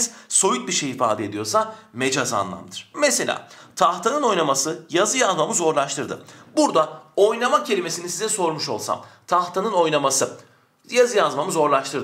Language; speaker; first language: Turkish; native; Turkish